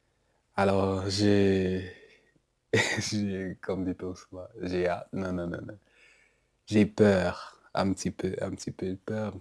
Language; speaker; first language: French; non-native, learner; English